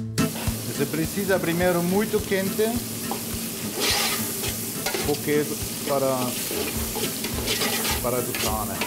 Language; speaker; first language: Portuguese; non-native, learner; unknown